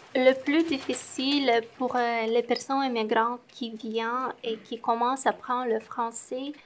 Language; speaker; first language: French; non-native, fluent; Romanian